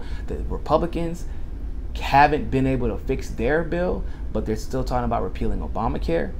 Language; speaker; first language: English; native; English